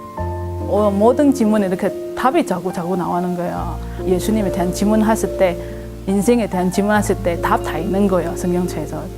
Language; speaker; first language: Korean; non-native, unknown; Indonesian